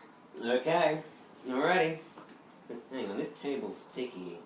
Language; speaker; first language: English; native; English